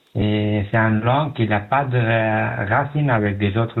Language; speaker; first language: French; non-native, learner; Pashto